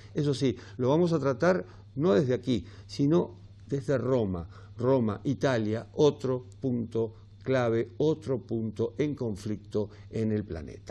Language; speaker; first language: Spanish; native; Spanish